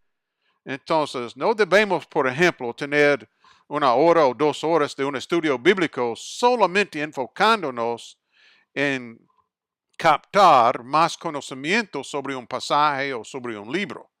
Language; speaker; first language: Spanish; non-native, fluent; English